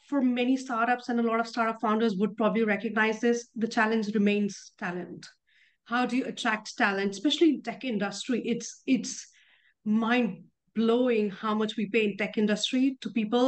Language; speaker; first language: English; non-native, local second language; Hindi